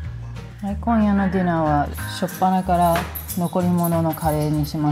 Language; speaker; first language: Japanese; native; Japanese